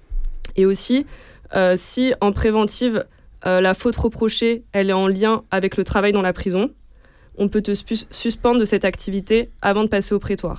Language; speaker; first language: French; native; French